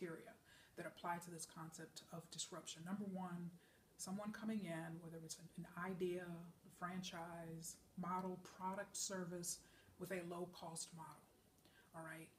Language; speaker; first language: English; native; English